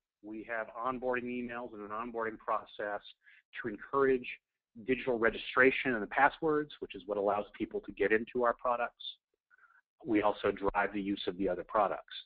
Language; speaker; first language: English; native; English